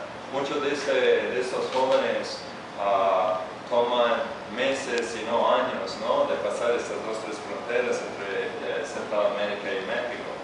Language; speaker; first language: Spanish; non-native, fluent; Italian